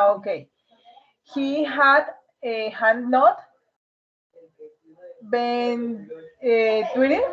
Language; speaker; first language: English; non-native, learner; Spanish